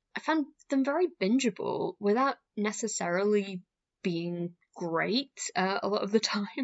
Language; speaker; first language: English; native; English